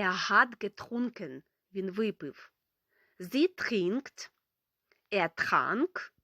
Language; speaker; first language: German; non-native, fluent; Ukrainian